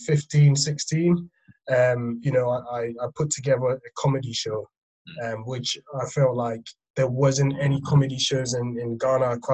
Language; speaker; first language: English; non-native, local second language; Akan